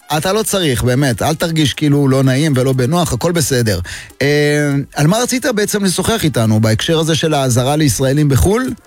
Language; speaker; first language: Hebrew; native; Hebrew